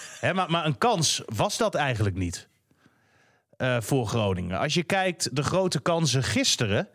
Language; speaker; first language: Dutch; native; Dutch